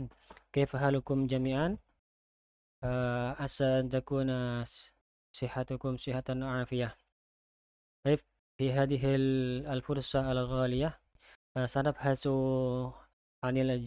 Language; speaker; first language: Arabic; non-native, learner; Indonesian